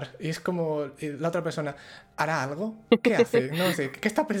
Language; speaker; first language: Spanish; native; Spanish